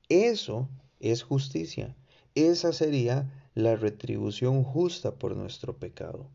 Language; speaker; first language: Spanish; native; Spanish